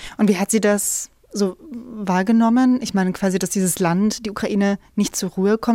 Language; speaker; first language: German; native; German